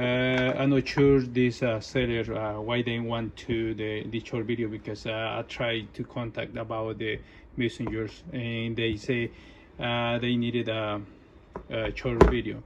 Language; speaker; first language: English; non-native, learner; Spanish